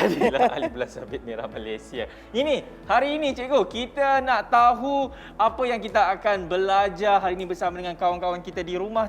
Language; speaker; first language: Malay; native; Malay